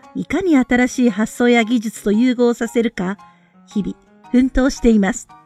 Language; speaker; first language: Japanese; native; Japanese